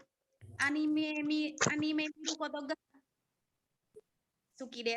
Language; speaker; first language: Japanese; non-native, learner; Indonesian